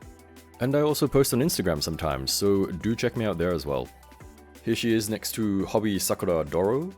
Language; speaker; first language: English; native; English